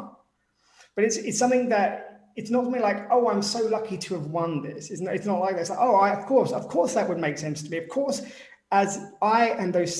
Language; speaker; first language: English; native; English